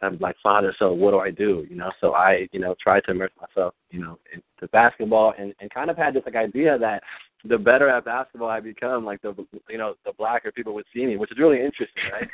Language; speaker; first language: English; early bilingual, other home language; Spanish